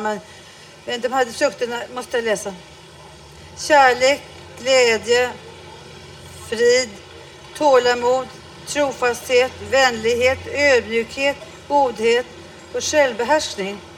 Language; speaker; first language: Swedish; native; Swedish